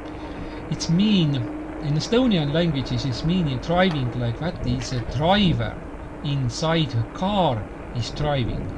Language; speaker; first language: English; non-native, learner; Estonian